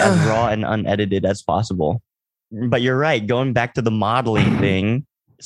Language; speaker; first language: English; native; English